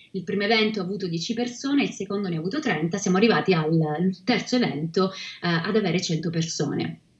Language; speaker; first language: Italian; native; Italian